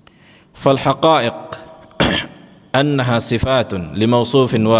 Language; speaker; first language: Arabic; non-native, fluent; Indonesian